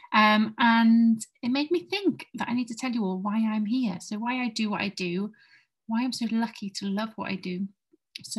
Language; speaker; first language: English; native; English